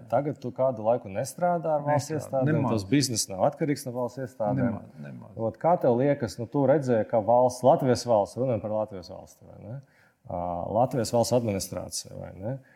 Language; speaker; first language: Latvian; native; Latvian